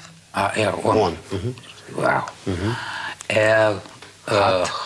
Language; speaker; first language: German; non-native, learner; Russian